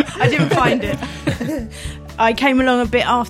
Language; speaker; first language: English; native; English